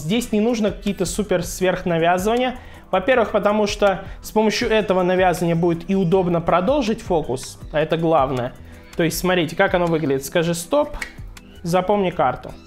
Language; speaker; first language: Russian; native; Russian